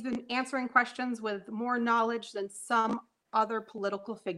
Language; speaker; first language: English; native; English